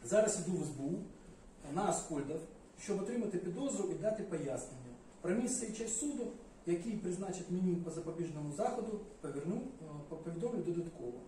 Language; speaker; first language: Ukrainian; non-native, local second language; Russian